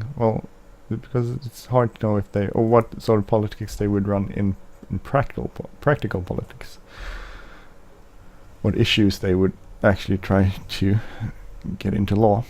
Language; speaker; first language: English; non-native, fluent; Swedish